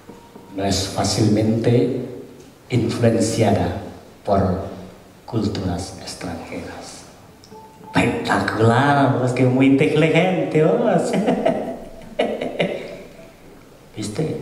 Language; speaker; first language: Spanish; non-native, fluent; Indonesian